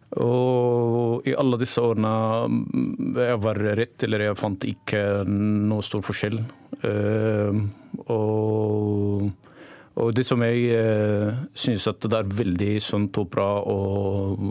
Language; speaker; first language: Norwegian; non-native, learner; Arabic